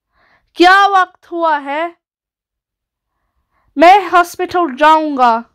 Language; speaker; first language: Hindi; non-native, learner; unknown